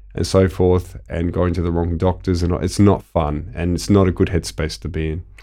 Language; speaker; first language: English; early bilingual, other home language; Italian